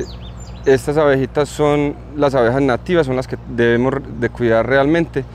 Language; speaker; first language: Spanish; native; Spanish